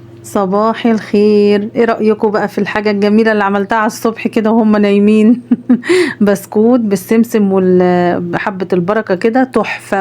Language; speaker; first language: Arabic; native; Arabic